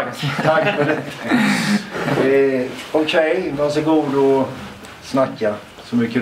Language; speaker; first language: Swedish; native; Swedish